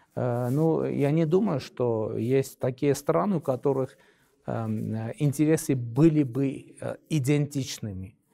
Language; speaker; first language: Russian; non-native, local second language; Armenian